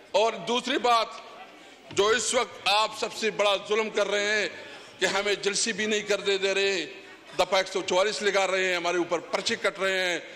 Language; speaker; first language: Urdu; non-native, local second language; Pashto